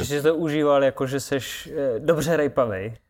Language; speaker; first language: Czech; native; Czech